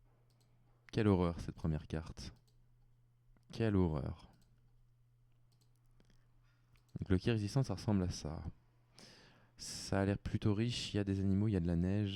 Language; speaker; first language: French; native; French